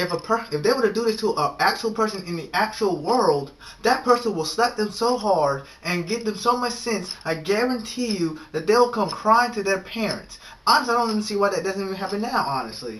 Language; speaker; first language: English; native; English